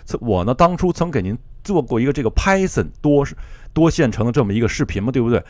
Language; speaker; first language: Chinese; native; Chinese